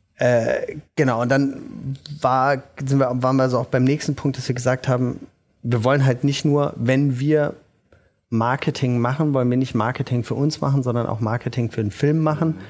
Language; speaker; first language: German; native; German